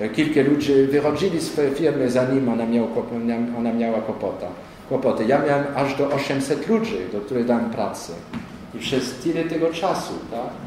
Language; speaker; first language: Polish; non-native, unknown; French